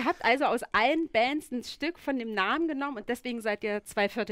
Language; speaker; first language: German; native; German